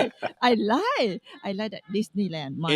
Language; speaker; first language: English; non-native, learner; Thai